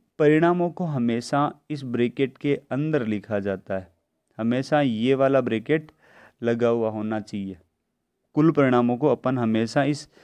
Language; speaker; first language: Hindi; native; Hindi